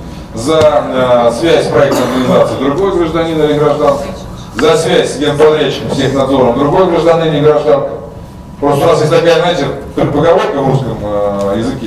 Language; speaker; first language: Russian; native; Russian